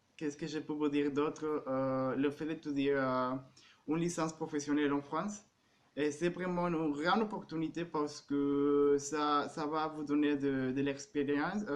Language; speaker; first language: French; non-native, fluent; Spanish